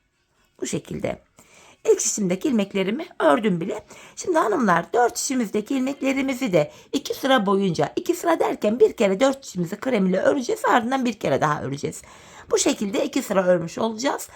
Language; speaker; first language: Turkish; native; Turkish